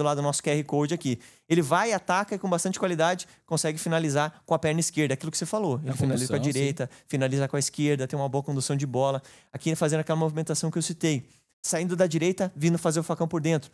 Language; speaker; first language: Portuguese; native; Portuguese